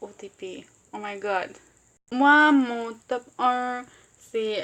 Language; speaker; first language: French; native; French